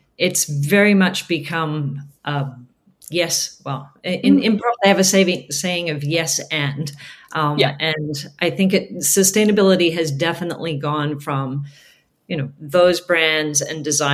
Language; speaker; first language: English; native; English